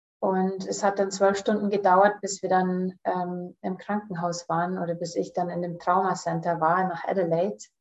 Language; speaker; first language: German; early bilingual, heritage; German